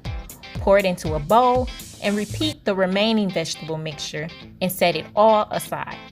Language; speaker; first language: English; native; English